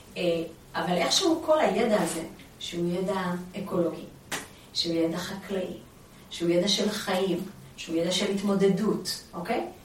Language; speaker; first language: Hebrew; early bilingual, other home language; Amharic